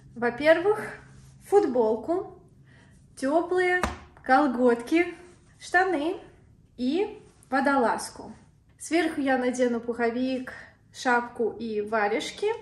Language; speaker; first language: Russian; native; Russian